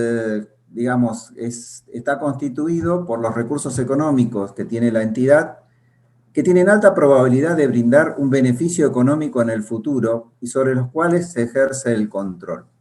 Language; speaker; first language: Spanish; native; Spanish